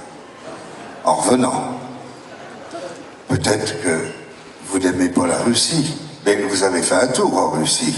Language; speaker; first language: French; native; French